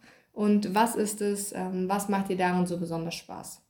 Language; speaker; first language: German; native; German